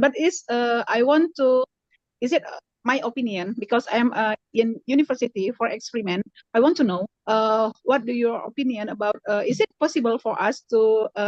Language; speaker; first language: English; non-native, learner; Indonesian